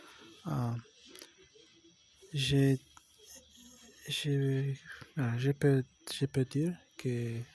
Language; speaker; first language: French; non-native, learner; Portuguese